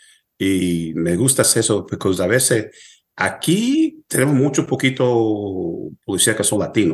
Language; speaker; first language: Spanish; early bilingual, heritage; Spanish